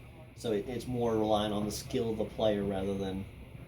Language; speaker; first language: English; native; English